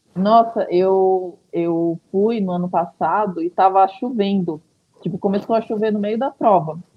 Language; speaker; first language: Portuguese; native; Portuguese